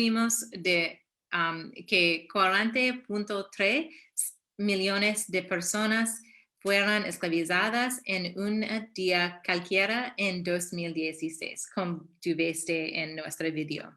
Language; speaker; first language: Spanish; early bilingual, heritage; Spanish